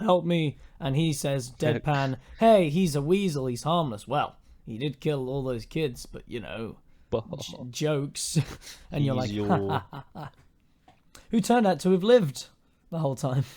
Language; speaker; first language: English; native; English